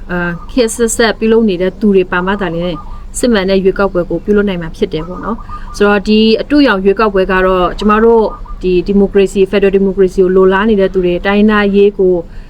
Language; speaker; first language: Burmese; non-native, local second language; S'gaw Karen